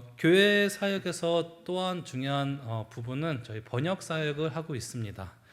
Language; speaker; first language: Korean; early bilingual, heritage; Korean